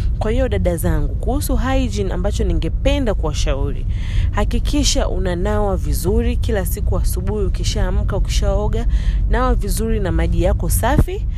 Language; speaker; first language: Swahili; native; Swahili